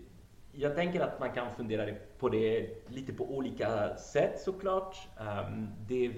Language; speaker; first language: Swedish; non-native, fluent; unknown